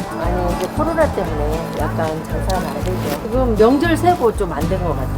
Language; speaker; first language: Korean; native; Korean